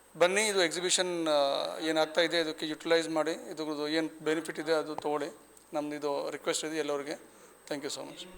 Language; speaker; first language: Kannada; non-native, local second language; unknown